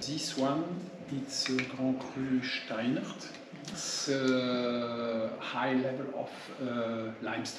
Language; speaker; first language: English; non-native, learner; French